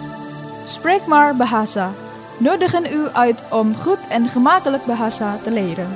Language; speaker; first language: Dutch; non-native, learner; Indonesian